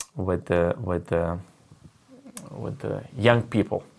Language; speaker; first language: English; non-native, fluent; Lithuanian